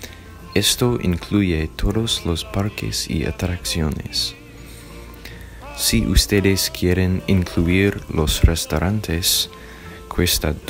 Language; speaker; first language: Spanish; non-native, learner; English